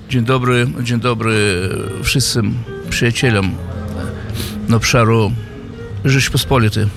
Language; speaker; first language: Polish; non-native, fluent; Yiddish